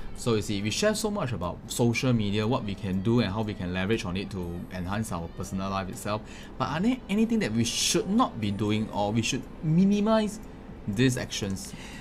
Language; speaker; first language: English; non-native, local second language; Chinese